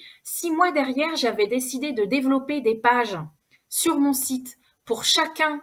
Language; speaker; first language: French; native; French